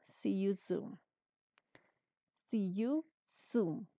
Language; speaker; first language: English; non-native, learner; Spanish